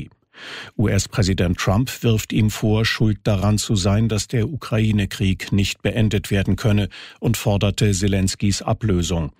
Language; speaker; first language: German; native; German